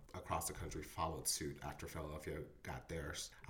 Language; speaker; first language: English; early bilingual, other home language; Spanish